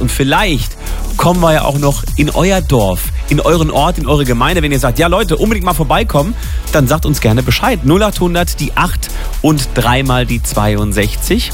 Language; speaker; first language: German; native; German